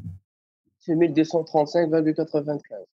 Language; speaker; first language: French; non-native, local second language; Arabic